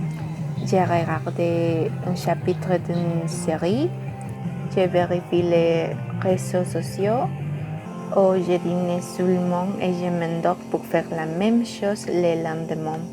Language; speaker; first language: French; non-native, learner; Spanish